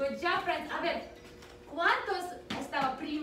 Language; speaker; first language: Spanish; early bilingual, heritage; Spanish